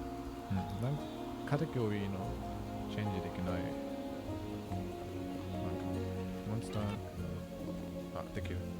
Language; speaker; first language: Japanese; non-native, learner; German